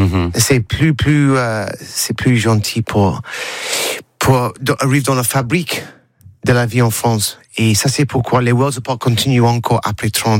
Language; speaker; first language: French; non-native, learner; English